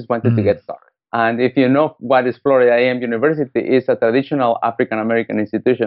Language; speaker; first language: English; non-native, fluent; Spanish